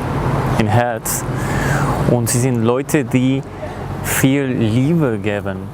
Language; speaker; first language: German; non-native, learner; Spanish